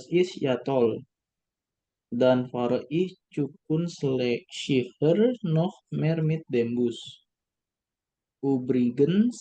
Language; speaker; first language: German; non-native, learner; Indonesian